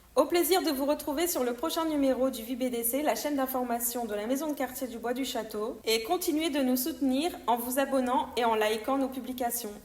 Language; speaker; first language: French; native; French